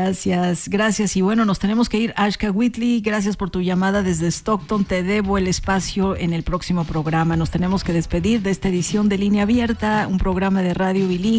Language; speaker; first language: Spanish; native; Spanish